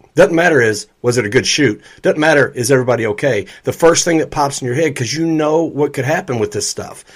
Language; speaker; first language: English; native; English